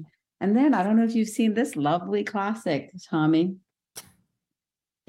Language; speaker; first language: English; early bilingual, other home language; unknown